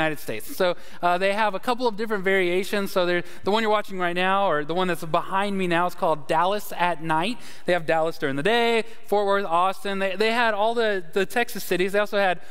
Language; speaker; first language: English; native; English